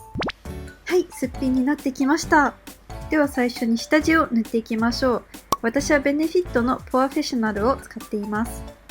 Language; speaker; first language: Japanese; native; Japanese